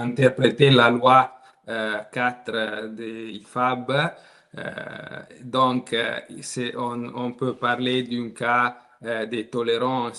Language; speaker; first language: French; non-native, learner; Italian